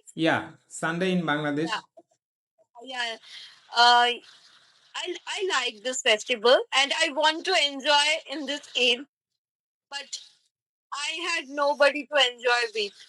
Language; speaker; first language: English; non-native, learner; Bangla